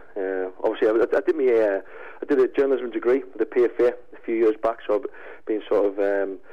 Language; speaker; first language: English; native; English